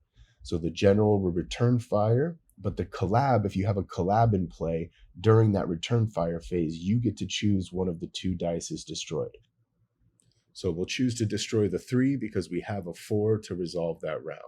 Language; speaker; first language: English; native; English